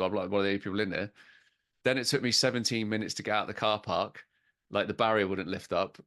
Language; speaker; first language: English; native; English